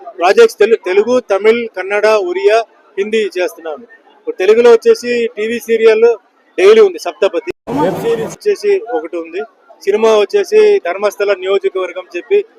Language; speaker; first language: Telugu; non-native, fluent; Tulu